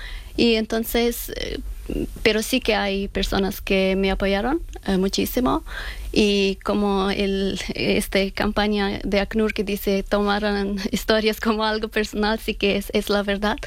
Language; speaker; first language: Spanish; non-native, fluent; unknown